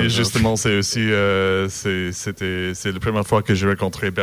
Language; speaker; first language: French; non-native, learner; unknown